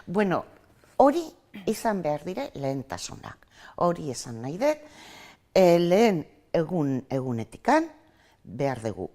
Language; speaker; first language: Basque; non-native, local second language; Spanish